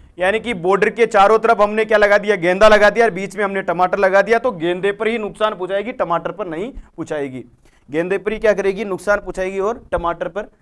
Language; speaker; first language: Hindi; native; Hindi